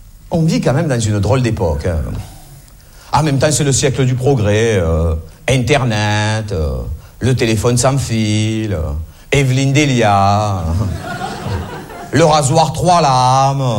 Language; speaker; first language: French; native; French